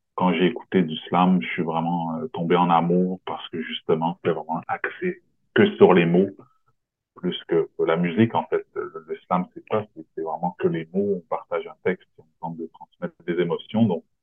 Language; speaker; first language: French; native; French